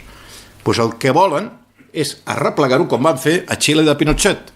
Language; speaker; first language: Catalan; native; Catalan